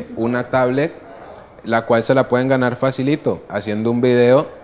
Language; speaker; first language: Spanish; early bilingual, other home language; Italian